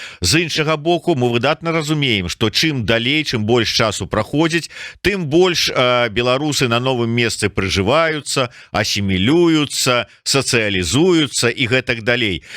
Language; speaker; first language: Belarusian; non-native, local second language; Russian